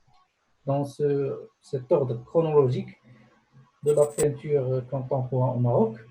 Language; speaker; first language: French; non-native, local second language; Arabic